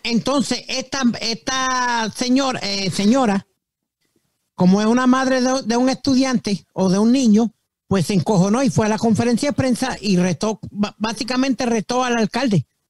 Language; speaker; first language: Spanish; early bilingual, heritage; Spanish